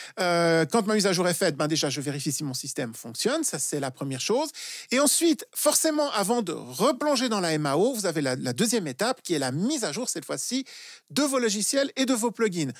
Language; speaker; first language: French; native; French